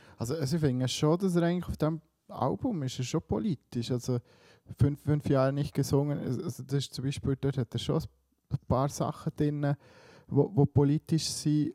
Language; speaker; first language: German; early bilingual, other home language; Swiss German